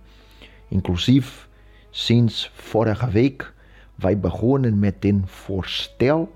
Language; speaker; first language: Dutch; non-native, fluent; Portuguese